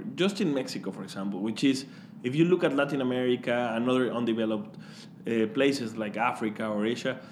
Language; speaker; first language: English; non-native, fluent; Spanish